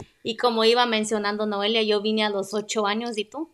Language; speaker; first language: Spanish; native; Spanish